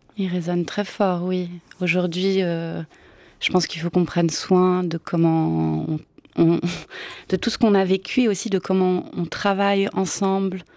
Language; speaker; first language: French; non-native, fluent; Italian